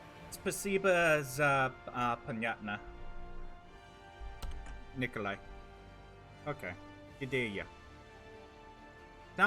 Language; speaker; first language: Russian; non-native, learner; English